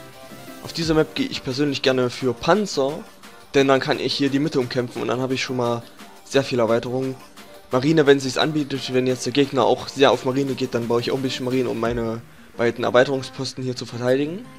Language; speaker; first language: German; native; German